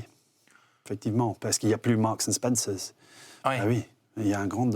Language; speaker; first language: French; non-native, fluent; English